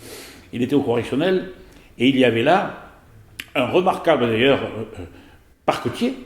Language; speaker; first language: French; native; French